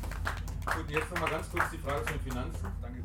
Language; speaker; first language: German; native; German